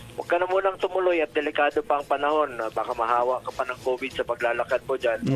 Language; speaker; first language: Filipino; non-native, local second language; Cebuano